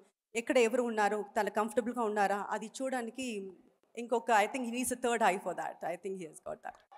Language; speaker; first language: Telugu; non-native, fluent; Tamil